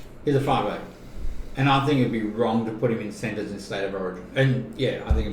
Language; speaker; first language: English; native; English